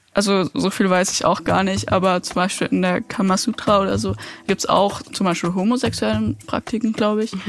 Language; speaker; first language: German; native; German